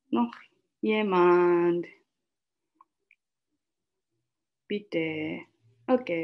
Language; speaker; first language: German; non-native, learner; Japanese